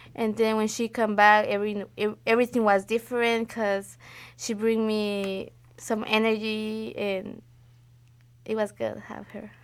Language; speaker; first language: English; non-native, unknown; Spanish